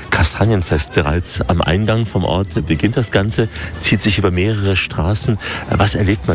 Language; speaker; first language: German; native; German